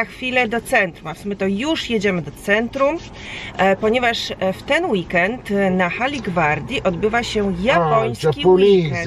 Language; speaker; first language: Polish; native; Polish